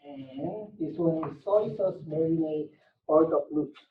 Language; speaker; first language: English; non-native, learner; Korean